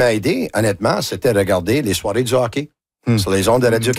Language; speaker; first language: French; non-native, local second language; Italian